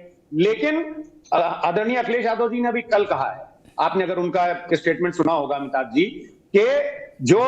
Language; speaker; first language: Hindi; native; Hindi